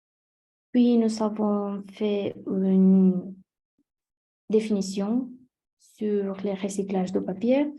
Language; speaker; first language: French; non-native, learner; Spanish